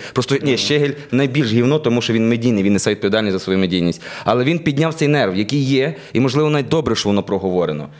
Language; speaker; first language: Ukrainian; native; Ukrainian